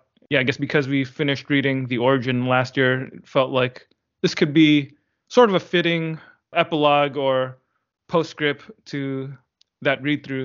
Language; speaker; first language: English; native; English